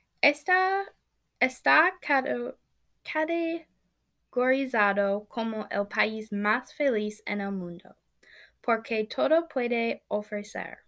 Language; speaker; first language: Spanish; non-native, learner; English